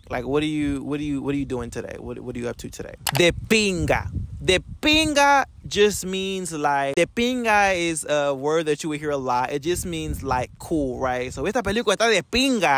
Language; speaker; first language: English; native; English